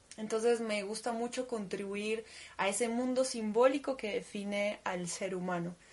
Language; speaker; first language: Spanish; early bilingual, other home language; Russian